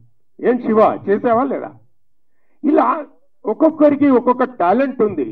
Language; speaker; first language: Telugu; native; Telugu